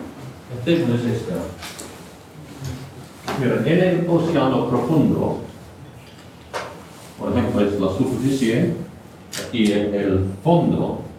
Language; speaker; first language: Spanish; non-native, fluent; English